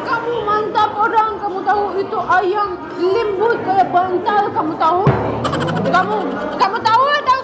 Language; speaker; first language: Indonesian; non-native, learner; Russian